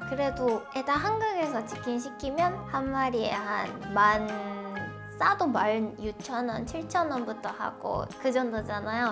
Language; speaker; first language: Korean; non-native, fluent; Japanese